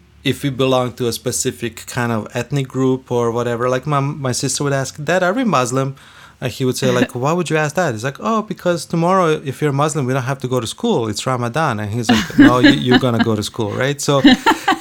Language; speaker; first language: English; non-native, fluent; Bosnian